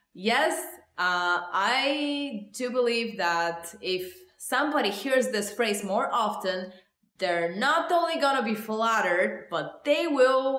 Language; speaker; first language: English; non-native, fluent; Bulgarian